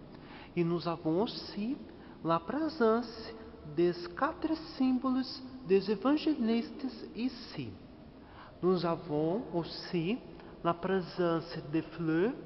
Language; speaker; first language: French; non-native, learner; Portuguese